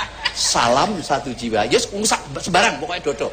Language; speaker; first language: Indonesian; non-native, local second language; Javanese